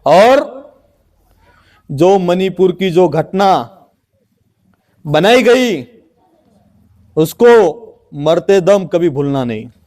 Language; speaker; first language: Hindi; non-native, local second language; Marathi